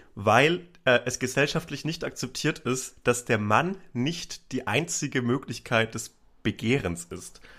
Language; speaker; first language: German; native; German